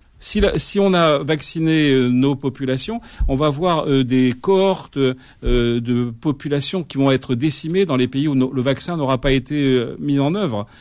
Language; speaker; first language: French; native; French